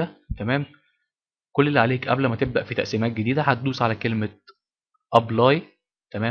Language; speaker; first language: Arabic; native; Arabic